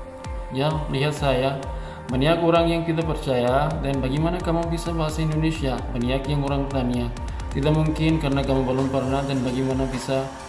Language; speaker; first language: Indonesian; non-native, learner; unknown